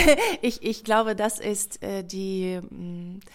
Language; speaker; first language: German; non-native, fluent; Russian